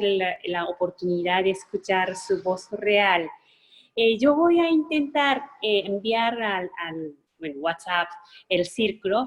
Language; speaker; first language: Spanish; non-native, fluent; Japanese